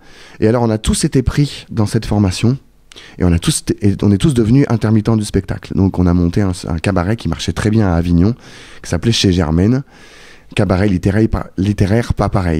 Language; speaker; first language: French; native; French